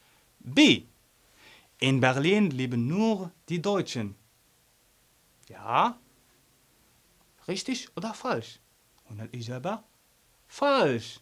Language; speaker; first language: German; non-native, fluent; Arabic